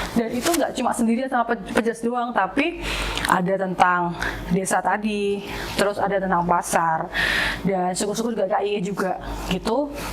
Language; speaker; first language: Indonesian; native; Indonesian